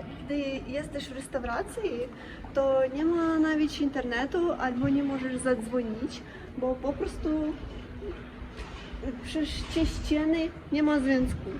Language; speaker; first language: Polish; non-native, learner; Russian